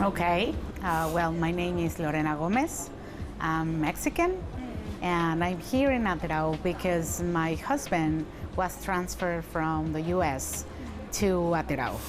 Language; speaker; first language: English; non-native, fluent; Spanish